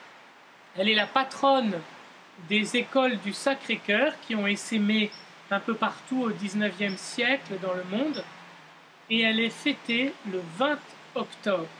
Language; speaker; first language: French; native; French